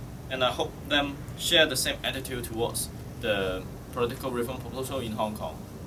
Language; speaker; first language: English; non-native, local second language; Cantonese